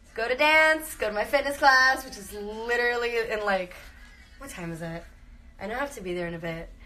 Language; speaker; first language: English; early bilingual, other home language; Spanish